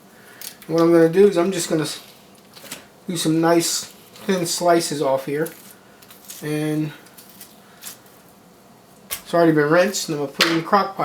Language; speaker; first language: English; native; English